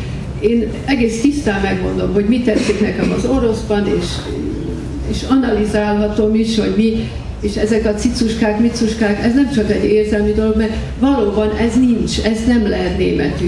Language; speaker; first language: Hungarian; early bilingual, heritage; Hungarian